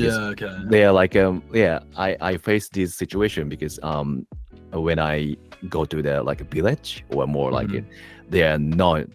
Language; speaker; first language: English; non-native, learner; Japanese